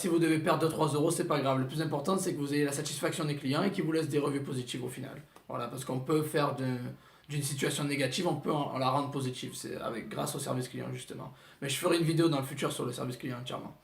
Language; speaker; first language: French; native; French